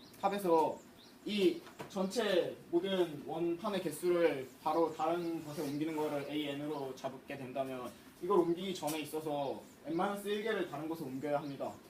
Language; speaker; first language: Korean; native; Korean